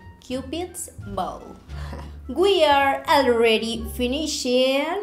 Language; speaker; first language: English; non-native, learner; Spanish